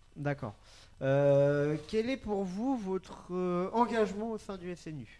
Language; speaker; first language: French; native; French